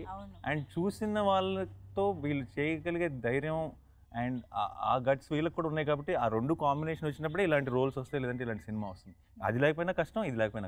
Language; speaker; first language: Telugu; native; Telugu